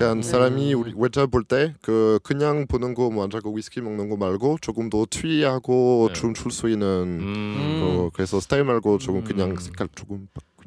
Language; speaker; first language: Korean; non-native, learner; French